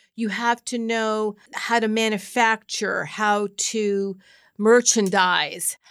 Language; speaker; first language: English; native; English